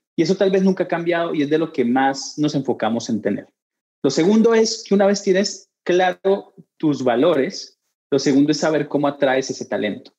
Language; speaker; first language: Spanish; native; Spanish